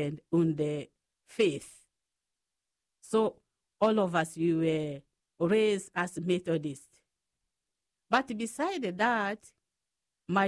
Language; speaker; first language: English; non-native, fluent; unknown